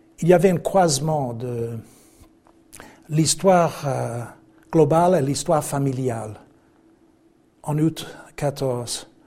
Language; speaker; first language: French; non-native, fluent; English